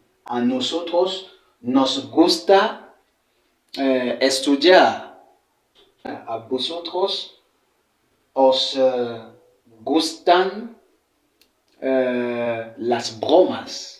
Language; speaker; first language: Spanish; non-native, fluent; French